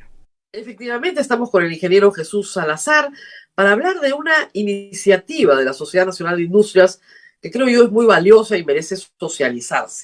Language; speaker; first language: Spanish; native; Spanish